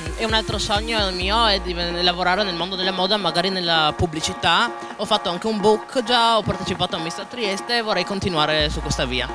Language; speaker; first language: Italian; native; Italian